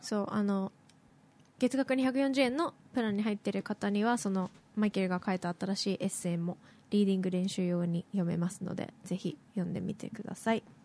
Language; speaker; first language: Japanese; native; Japanese